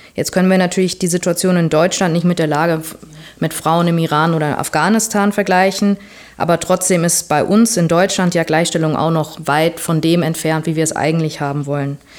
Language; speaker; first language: German; native; German